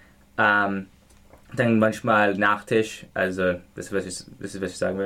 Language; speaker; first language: German; non-native, learner; English